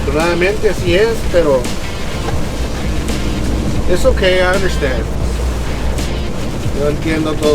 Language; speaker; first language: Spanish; early bilingual, heritage; Spanish